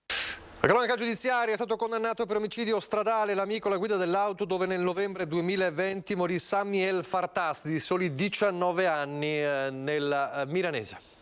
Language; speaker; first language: Italian; native; Italian